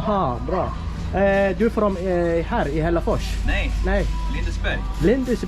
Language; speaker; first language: Swedish; non-native, learner; Somali